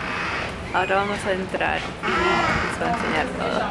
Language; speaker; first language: Spanish; non-native, fluent; Croatian